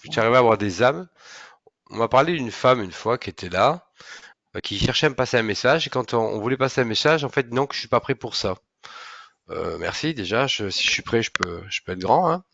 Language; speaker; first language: French; native; French